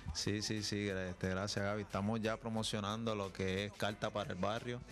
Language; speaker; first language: Spanish; native; Spanish